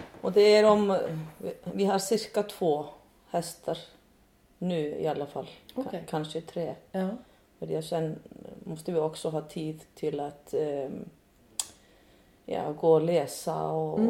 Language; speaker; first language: Swedish; non-native, fluent; Icelandic